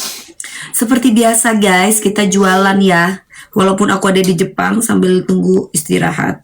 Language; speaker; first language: Indonesian; native; Indonesian